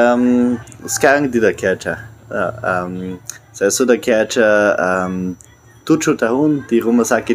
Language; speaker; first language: Indonesian; non-native, learner; German